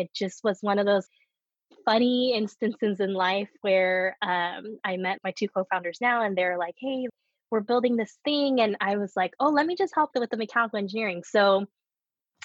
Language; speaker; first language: English; early bilingual, other home language; Korean